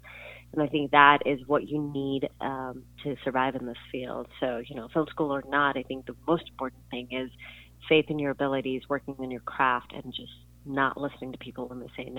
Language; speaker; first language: English; non-native, local second language; Urdu